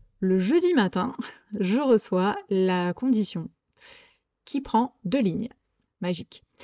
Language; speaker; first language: French; native; French